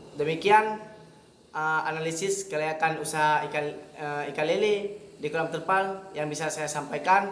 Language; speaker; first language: Indonesian; native; Indonesian